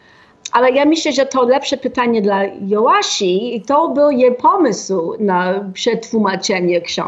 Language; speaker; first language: Polish; non-native, fluent; English